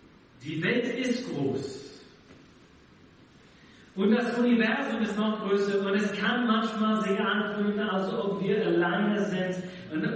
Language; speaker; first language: German; non-native, fluent; English